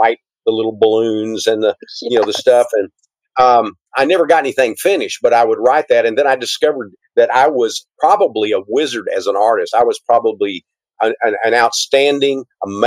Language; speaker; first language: English; native; English